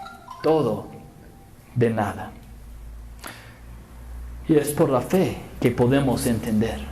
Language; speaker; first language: Spanish; non-native, fluent; English